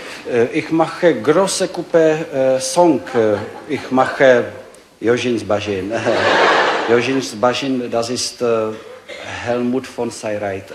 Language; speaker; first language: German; non-native, learner; Czech